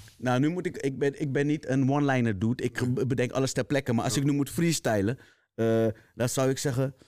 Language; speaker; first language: Dutch; native; Dutch